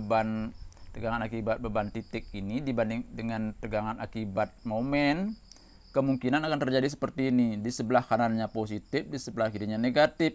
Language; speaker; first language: Indonesian; native; Indonesian